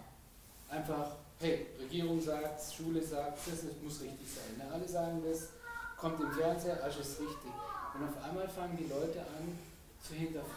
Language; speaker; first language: German; native; German